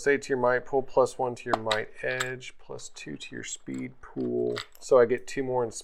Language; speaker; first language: English; native; English